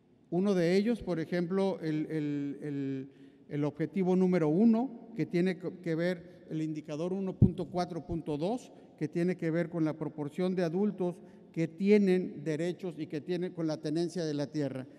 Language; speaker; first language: Spanish; native; Spanish